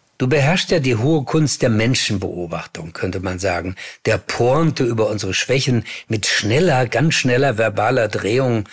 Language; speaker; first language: German; native; German